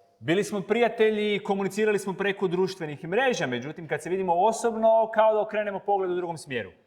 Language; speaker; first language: Croatian; native; Croatian